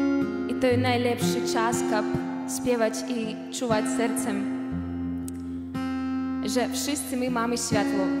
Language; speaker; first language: Polish; non-native, learner; Belarusian